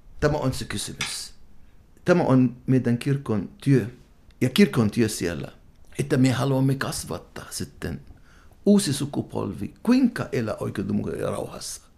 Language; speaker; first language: Finnish; non-native, fluent; Arabic